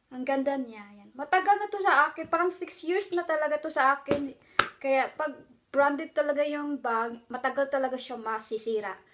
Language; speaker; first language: Filipino; non-native, local second language; Cebuano